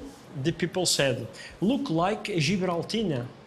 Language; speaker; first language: English; non-native, learner; Portuguese